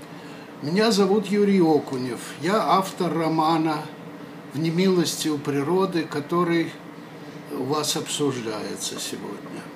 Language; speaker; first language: Russian; native; Russian